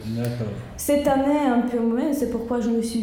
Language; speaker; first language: French; non-native, learner; Russian